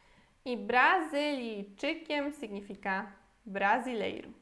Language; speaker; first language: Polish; non-native, fluent; Portuguese